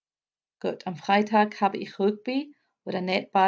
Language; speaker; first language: German; non-native, fluent; English